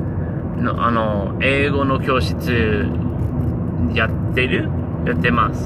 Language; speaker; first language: Japanese; non-native, learner; English